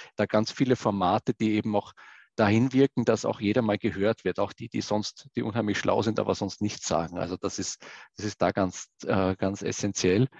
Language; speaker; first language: German; native; German